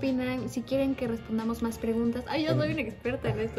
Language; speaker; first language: Spanish; native; Spanish